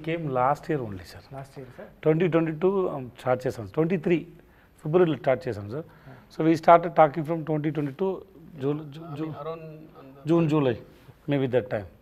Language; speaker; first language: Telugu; non-native, learner; Tamil